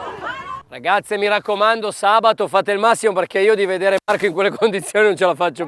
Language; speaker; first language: Italian; native; Italian